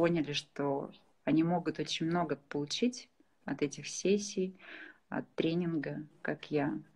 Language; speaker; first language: Russian; native; Russian